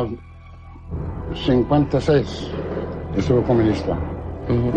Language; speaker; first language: Spanish; non-native, learner; English